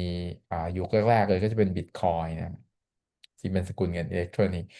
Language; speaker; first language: Thai; native; Thai